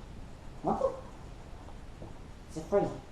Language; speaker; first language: English; native; English